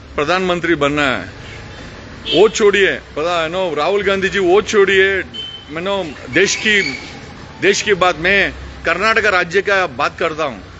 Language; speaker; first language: Hindi; non-native, local second language; Kannada